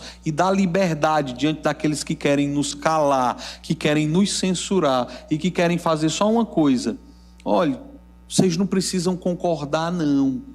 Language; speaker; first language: Portuguese; native; Portuguese